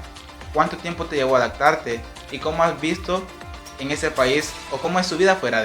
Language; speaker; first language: Spanish; native; Spanish